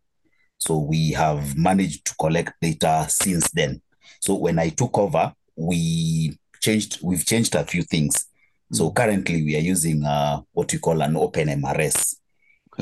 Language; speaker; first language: English; non-native, local second language; Kikuyu